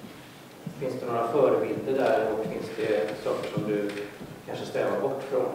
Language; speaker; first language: Swedish; native; Swedish